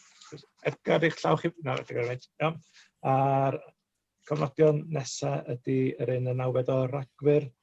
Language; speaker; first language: Welsh; native; Welsh